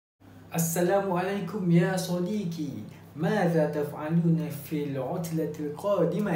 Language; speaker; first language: Arabic; non-native, learner; Malay